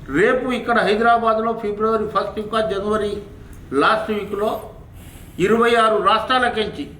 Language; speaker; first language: Telugu; non-native, local second language; Lambadi